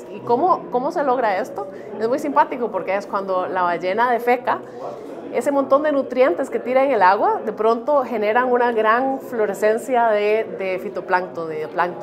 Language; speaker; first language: Spanish; native; Spanish